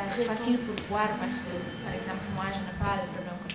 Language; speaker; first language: French; non-native, learner; Polish